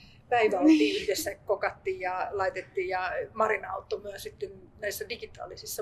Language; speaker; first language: Finnish; native; Finnish